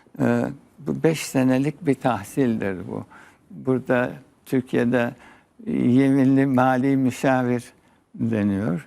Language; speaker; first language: Turkish; early bilingual, heritage; Turkish